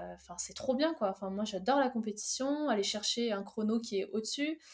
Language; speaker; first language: French; early bilingual, other home language; Arabic